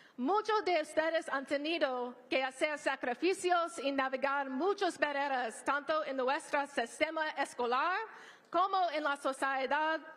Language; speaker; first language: Spanish; non-native, learner; English